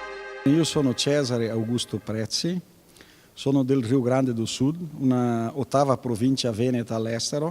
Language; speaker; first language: Italian; early bilingual, heritage; Venetian